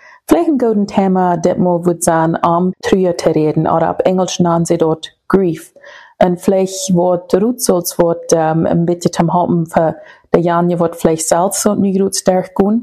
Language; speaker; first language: German; non-native, learner; Plautdietsch